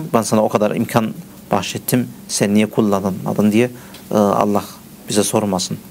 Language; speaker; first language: Turkish; early bilingual, heritage; Turkish